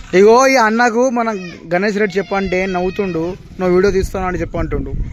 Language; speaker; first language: Telugu; native; Telugu